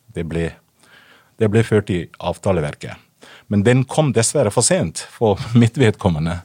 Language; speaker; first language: Norwegian; non-native, fluent; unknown